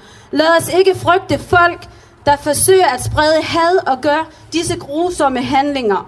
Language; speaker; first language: Danish; early bilingual, other home language; Arabic